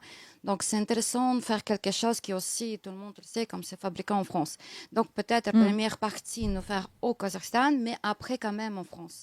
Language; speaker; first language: French; non-native, learner; Russian